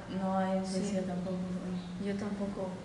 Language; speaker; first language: Spanish; non-native, learner; Swedish